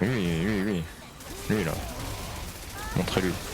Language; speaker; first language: French; native; French